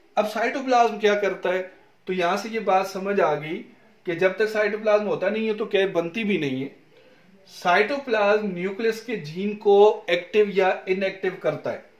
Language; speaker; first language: Urdu; non-native, local second language; Punjabi